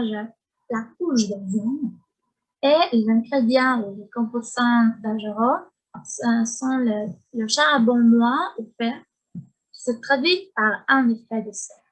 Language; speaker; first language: French; non-native, learner; Spanish